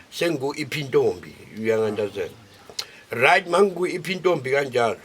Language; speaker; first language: Zulu; native; Zulu